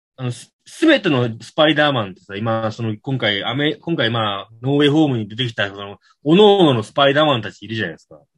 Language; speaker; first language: Japanese; native; Japanese